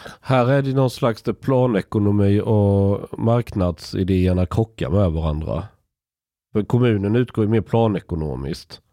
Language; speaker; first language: Swedish; native; Swedish